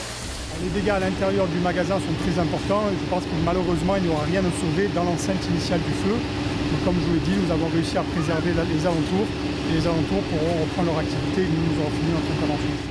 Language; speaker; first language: French; native; French